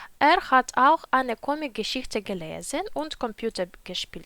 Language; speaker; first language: German; non-native, fluent; Ukrainian